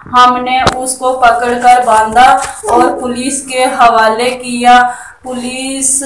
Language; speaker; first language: Hindi; native; Hindi